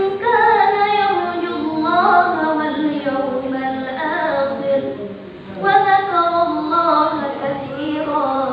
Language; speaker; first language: Arabic; non-native, fluent; Indonesian